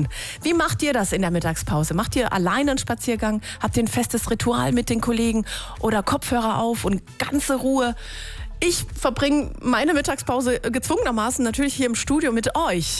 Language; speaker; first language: German; native; German